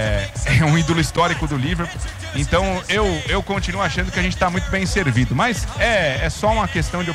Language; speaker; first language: Portuguese; native; Portuguese